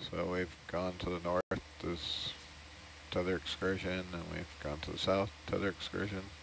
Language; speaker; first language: English; native; English